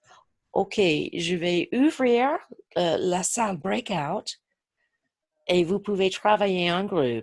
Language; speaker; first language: French; non-native, fluent; English